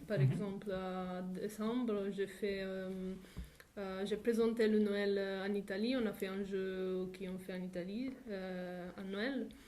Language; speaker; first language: French; non-native, fluent; Italian